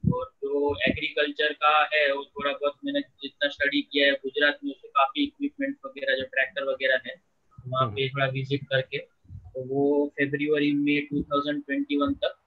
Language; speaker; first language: Hindi; non-native, local second language; Gujarati